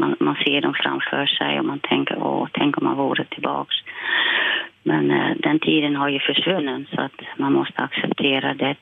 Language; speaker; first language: Swedish; non-native, fluent; Dutch